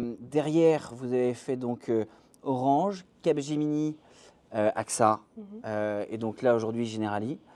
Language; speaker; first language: French; native; French